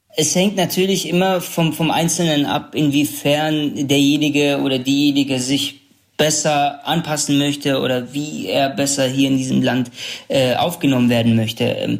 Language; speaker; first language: German; early bilingual, other home language; Kurdish